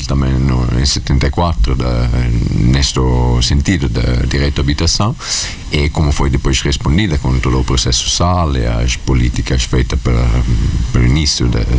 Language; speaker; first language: Portuguese; non-native, fluent; Italian